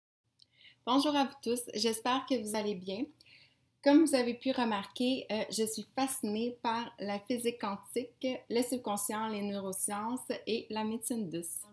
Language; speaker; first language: French; native; French